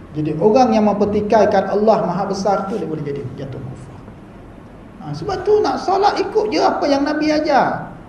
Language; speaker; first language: Malay; native; Malay